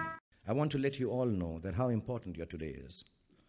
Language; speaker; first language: English; non-native, local second language; Hindi